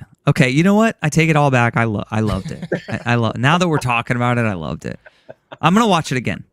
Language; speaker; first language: English; native; English